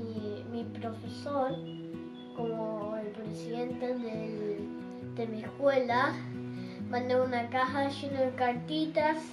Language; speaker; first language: Spanish; early bilingual, heritage; Spanish